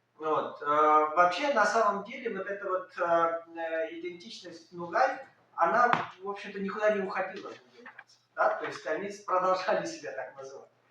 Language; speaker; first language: Russian; native; Russian